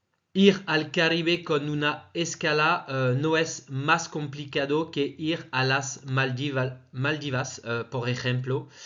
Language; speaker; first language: Spanish; non-native, fluent; French